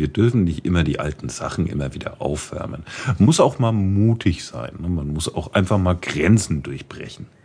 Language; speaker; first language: German; native; German